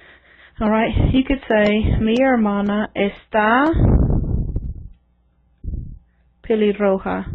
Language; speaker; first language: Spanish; non-native, fluent; English